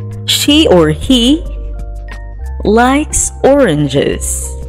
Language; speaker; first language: English; non-native, local second language; Filipino